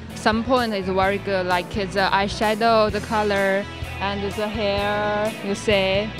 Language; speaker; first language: English; non-native, learner; Chinese